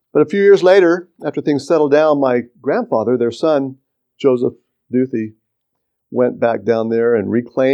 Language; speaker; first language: English; native; English